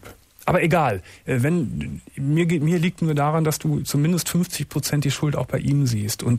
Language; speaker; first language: German; native; German